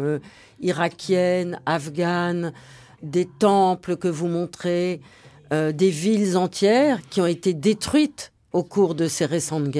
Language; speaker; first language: French; native; French